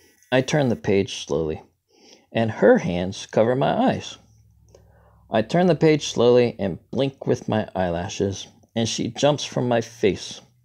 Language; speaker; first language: English; native; English